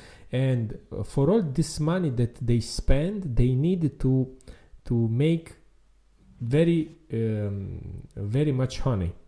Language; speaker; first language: English; non-native, fluent; Italian